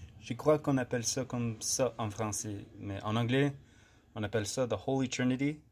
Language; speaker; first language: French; non-native, fluent; English